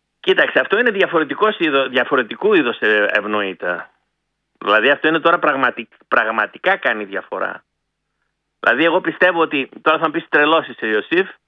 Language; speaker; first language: Greek; early bilingual, heritage; Greek